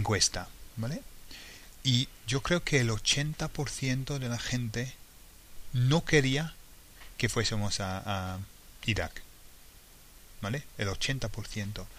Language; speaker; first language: Spanish; non-native, fluent; English